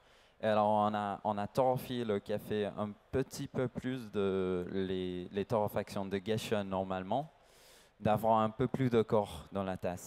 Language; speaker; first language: French; non-native, learner; English